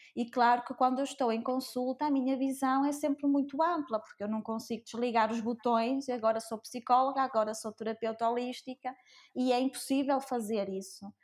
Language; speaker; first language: Portuguese; early bilingual, other home language; Spanish